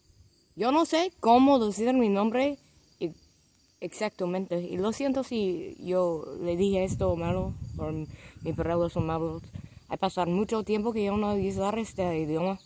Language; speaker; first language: Spanish; non-native, learner; English